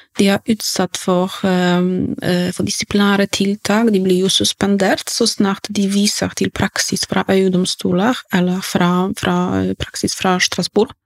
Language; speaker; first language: Norwegian; non-native, fluent; Polish